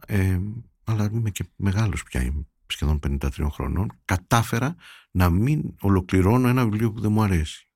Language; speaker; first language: Greek; early bilingual, heritage; Greek